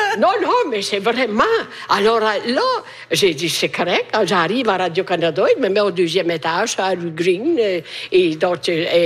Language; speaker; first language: French; non-native, fluent; Italian